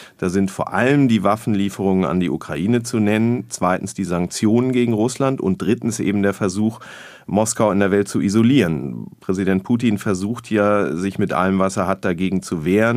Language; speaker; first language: German; native; German